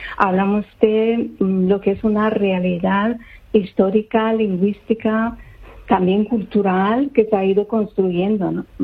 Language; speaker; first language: Spanish; non-native, fluent; Persian